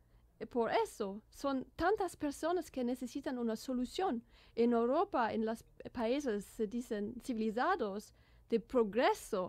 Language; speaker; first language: Spanish; non-native, learner; German